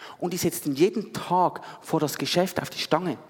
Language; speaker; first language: German; native; German